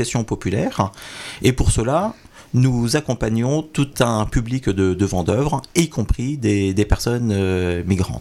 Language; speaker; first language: French; native; French